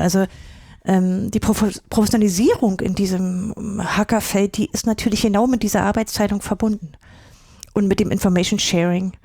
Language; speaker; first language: German; native; German